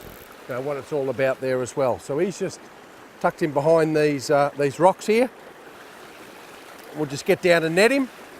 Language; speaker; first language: English; native; English